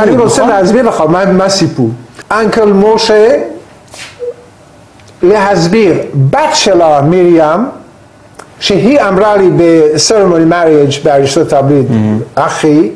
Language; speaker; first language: Hebrew; non-native, learner; Persian